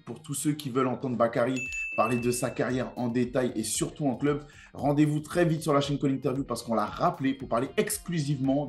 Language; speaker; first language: French; native; French